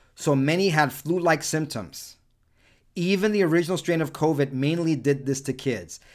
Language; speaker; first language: English; early bilingual, other home language; Spanish